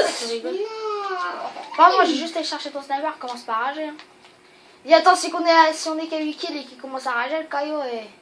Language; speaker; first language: French; native; French